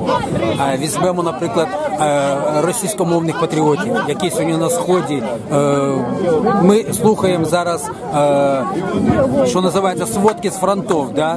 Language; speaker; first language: Ukrainian; non-native, local second language; Russian